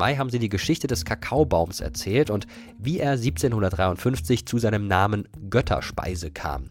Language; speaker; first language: German; native; German